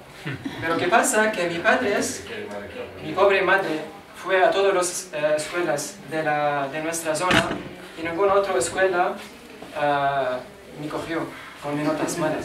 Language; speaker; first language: Spanish; non-native, learner; Arabic